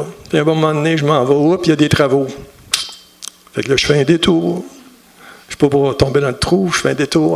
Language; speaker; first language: French; native; French